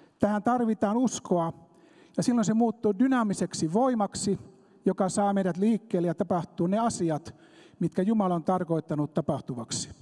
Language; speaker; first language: Finnish; native; Finnish